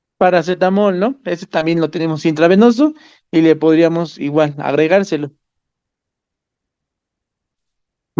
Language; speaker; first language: Spanish; native; Spanish